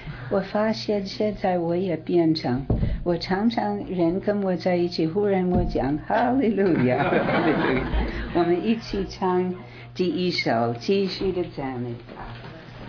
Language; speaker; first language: Chinese; non-native, fluent; English